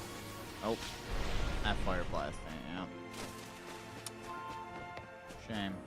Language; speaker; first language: English; native; English